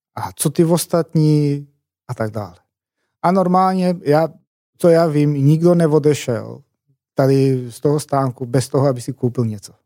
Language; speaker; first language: Czech; non-native, fluent; Macedonian